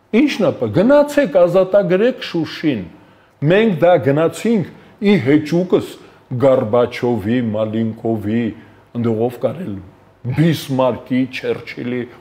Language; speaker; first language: Armenian; native; Armenian